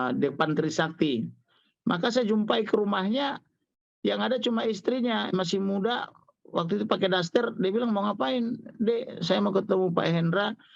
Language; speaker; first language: Indonesian; non-native, local second language; Batak Toba